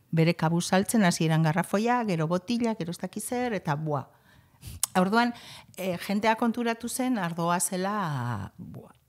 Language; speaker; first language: Basque; native; Basque